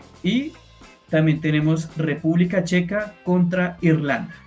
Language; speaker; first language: Spanish; native; Spanish